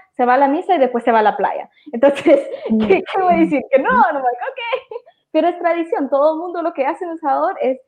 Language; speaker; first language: Spanish; early bilingual, heritage; Spanish